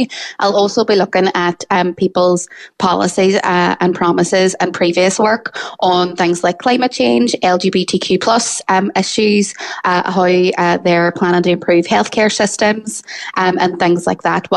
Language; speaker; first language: English; native; English